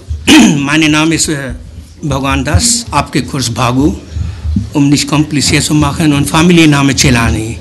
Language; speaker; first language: German; early bilingual, other home language; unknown